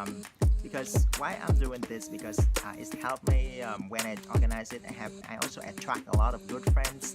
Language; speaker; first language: English; non-native, fluent; Vietnamese